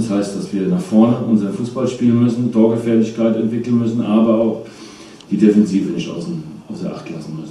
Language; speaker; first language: German; native; German